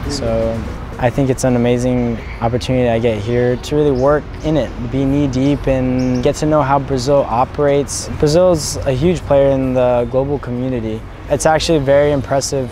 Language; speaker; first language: English; early bilingual, other home language; Spanish